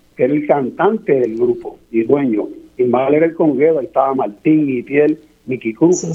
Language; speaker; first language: Spanish; native; Spanish